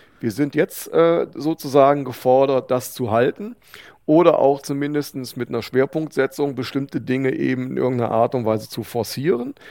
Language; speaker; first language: German; native; German